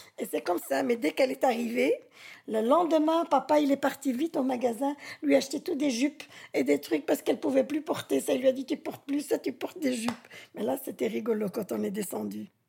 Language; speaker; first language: French; early bilingual, other home language; Arabic